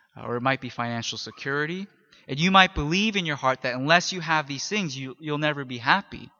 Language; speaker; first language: English; native; English